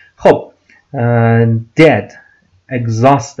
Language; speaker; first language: English; non-native, fluent; Persian